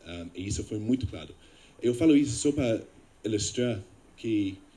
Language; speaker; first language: Portuguese; non-native, fluent; English